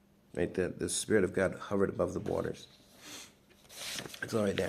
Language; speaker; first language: English; native; English